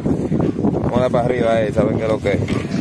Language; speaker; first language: Spanish; native; Spanish